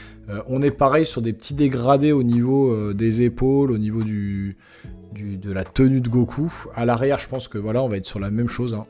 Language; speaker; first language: French; native; French